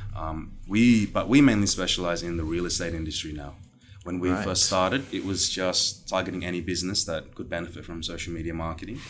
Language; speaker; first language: English; native; English